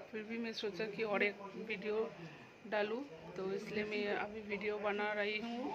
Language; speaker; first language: Hindi; non-native, local second language; Bangla